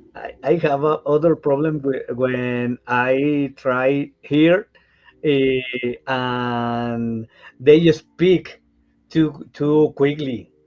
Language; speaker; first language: English; non-native, learner; Spanish